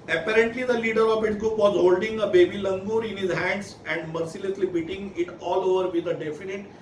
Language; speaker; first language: English; non-native, local second language; Marathi